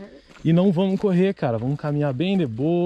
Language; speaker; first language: Portuguese; native; Portuguese